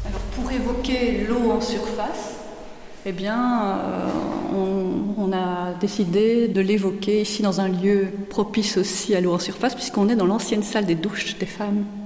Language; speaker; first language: French; native; French